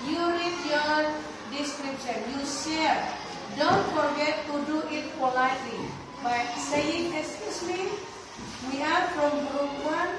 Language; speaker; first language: English; non-native, learner; Indonesian